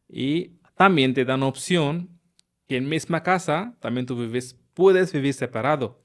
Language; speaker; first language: Spanish; non-native, learner; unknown